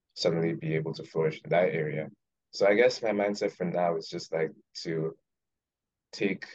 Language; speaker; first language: English; non-native, local second language; Yoruba